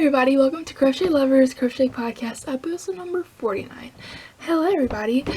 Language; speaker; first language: English; native; English